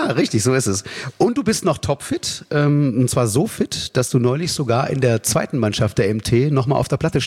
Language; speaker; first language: German; native; German